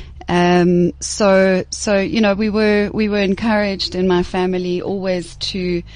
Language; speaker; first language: English; native; English